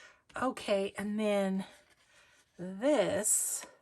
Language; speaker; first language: English; native; English